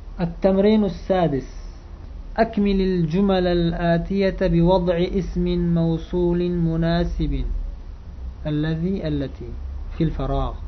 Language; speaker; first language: Arabic; non-native, fluent; Uzbek